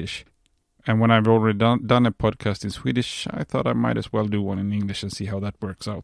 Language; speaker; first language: English; non-native, fluent; Swedish